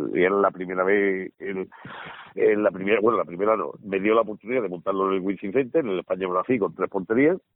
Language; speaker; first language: Spanish; native; Spanish